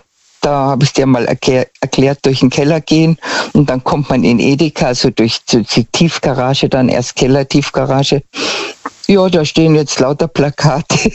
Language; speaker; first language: German; native; German